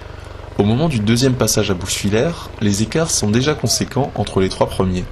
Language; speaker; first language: French; native; French